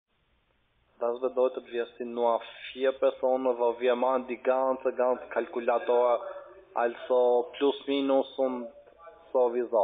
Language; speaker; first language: German; non-native, learner; Albanian